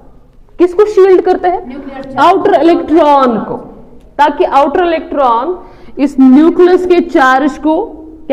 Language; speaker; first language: Hindi; non-native, local second language; Kashmiri